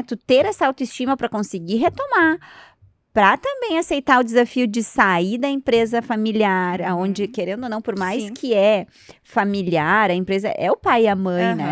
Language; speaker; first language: Portuguese; native; Portuguese